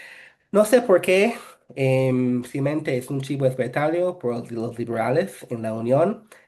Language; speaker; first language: Spanish; non-native, fluent; English